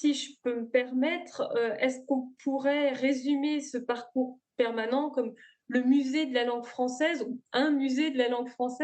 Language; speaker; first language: French; native; French